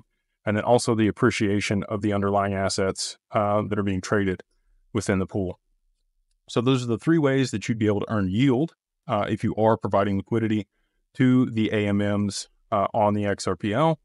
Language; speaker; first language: English; native; English